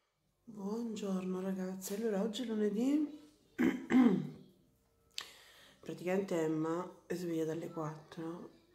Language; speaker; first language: Italian; native; Italian